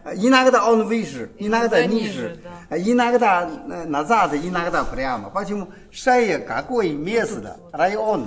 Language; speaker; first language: Russian; non-native, learner; Chinese